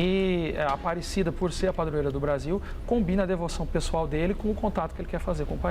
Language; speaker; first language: Portuguese; native; Portuguese